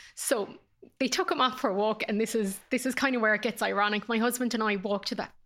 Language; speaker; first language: English; native; English